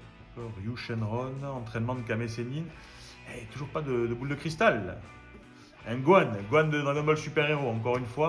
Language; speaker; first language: French; native; French